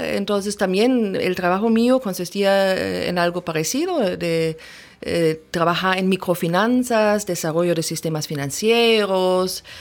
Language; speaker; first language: Spanish; non-native, fluent; German